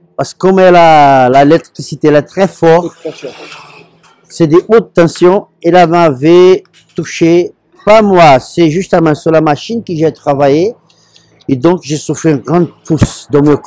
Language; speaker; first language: French; non-native, learner; Portuguese